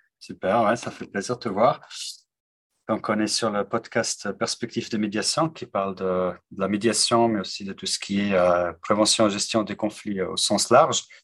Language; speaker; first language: French; non-native, local second language; Swiss German